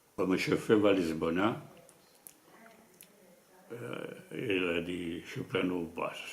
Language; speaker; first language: French; non-native, fluent; Italian